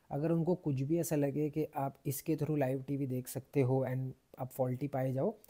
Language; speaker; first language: Hindi; native; Hindi